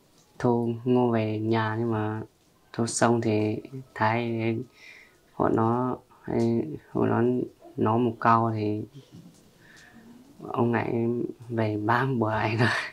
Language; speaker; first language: Vietnamese; non-native, local second language; Hmong